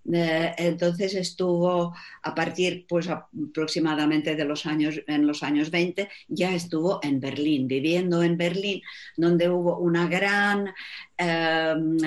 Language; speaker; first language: Spanish; non-native, fluent; Czech